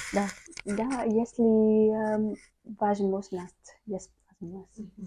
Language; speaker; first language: Russian; non-native, learner; Vietnamese